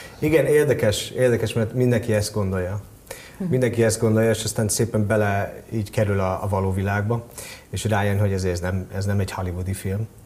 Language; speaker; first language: Hungarian; early bilingual, heritage; Hungarian